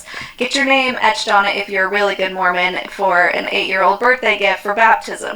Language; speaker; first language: English; native; English